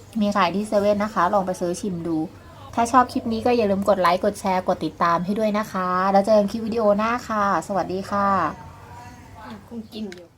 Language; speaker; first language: Thai; native; Thai